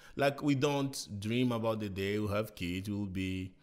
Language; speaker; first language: English; non-native, fluent; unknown